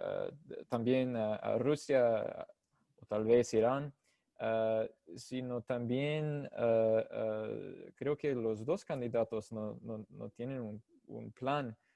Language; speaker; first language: Spanish; non-native, fluent; English